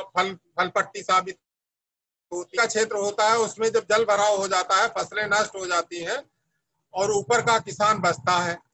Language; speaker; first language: Hindi; native; Hindi